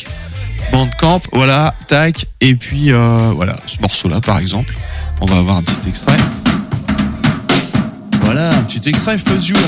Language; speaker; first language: French; native; French